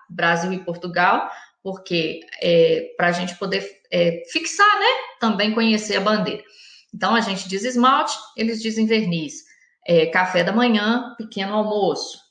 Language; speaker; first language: Portuguese; native; Portuguese